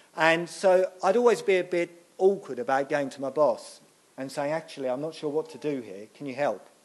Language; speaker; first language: English; native; English